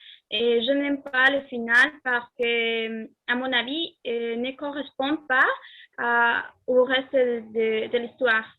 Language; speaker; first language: French; non-native, learner; Spanish